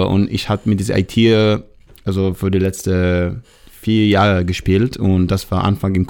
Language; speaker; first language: German; non-native, learner; Hebrew